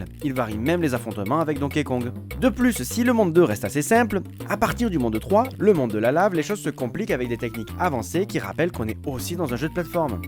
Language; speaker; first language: French; native; French